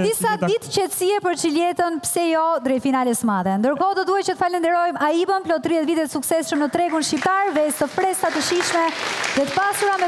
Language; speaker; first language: Albanian; native; Albanian